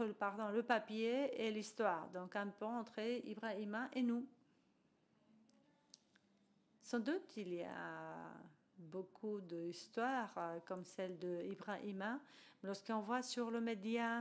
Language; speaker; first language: French; non-native, fluent; Spanish